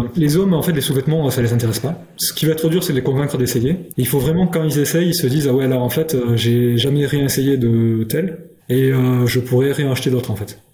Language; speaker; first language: French; native; French